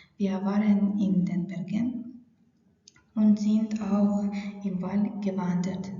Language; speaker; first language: German; non-native, fluent; Ukrainian